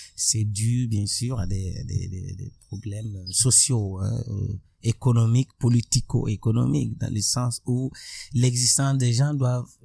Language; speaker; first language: French; non-native, local second language; Mossi